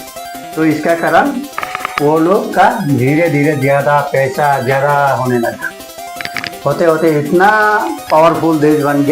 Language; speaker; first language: Hindi; non-native, local second language; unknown